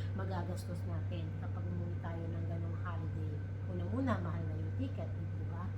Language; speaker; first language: Filipino; native; Filipino